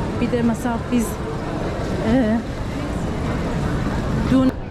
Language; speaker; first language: Turkish; non-native, learner; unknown